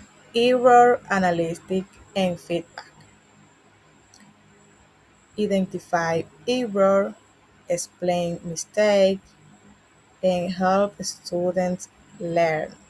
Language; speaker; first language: English; non-native, learner; Spanish